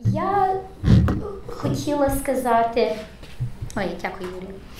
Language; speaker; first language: Ukrainian; early bilingual, heritage; English